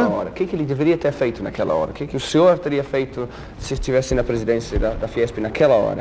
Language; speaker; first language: Portuguese; non-native, fluent; English